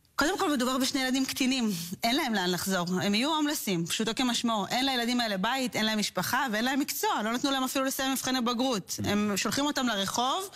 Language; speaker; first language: Hebrew; native; Hebrew